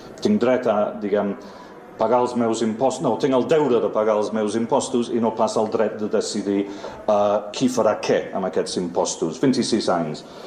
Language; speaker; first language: Catalan; non-native, fluent; English